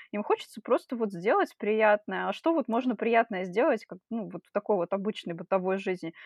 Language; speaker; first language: Russian; native; Russian